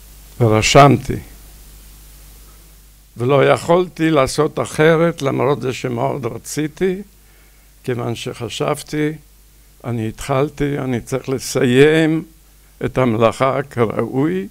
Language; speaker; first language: Hebrew; non-native, fluent; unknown